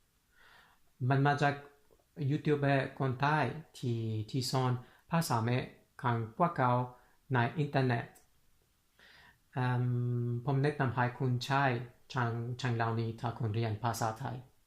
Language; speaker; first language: Thai; non-native, fluent; Persian